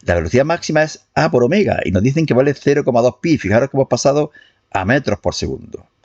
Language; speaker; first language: Spanish; native; Spanish